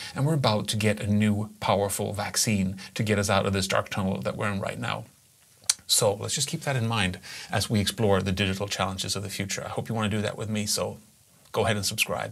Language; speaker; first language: English; non-native, fluent; Swedish